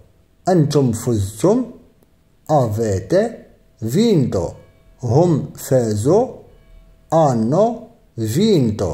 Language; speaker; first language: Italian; non-native, fluent; Arabic